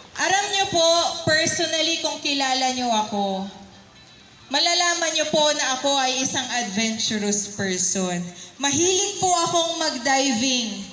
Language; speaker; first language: Filipino; non-native, local second language; Masbatenyo